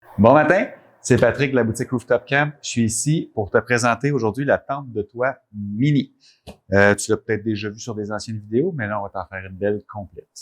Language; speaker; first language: French; native; French